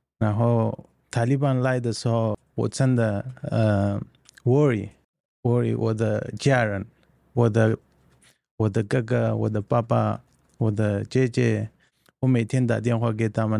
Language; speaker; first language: Chinese; non-native, learner; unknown